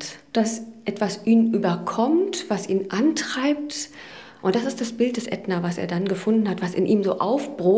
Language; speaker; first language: German; native; German